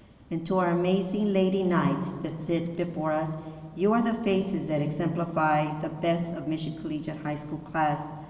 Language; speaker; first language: English; early bilingual, other home language; Spanish